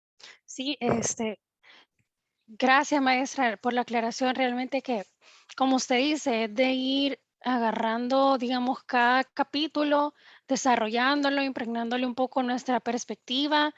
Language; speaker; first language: Spanish; native; Spanish